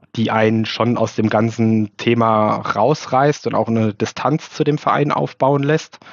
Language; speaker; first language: German; native; German